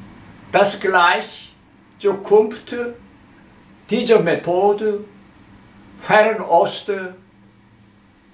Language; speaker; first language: German; non-native, learner; Korean